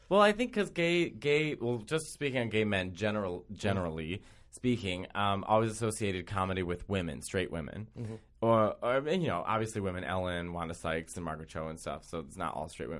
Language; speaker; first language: English; native; English